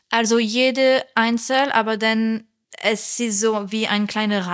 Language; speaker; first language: German; non-native, fluent; French